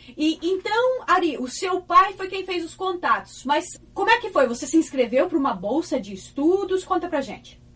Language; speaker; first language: Portuguese; native; Portuguese